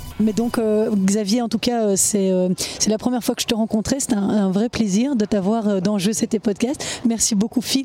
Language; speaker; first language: French; native; French